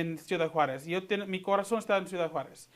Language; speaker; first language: Spanish; early bilingual, heritage; Spanish